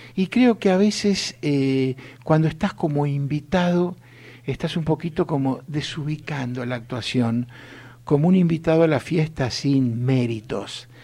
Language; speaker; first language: Spanish; native; Spanish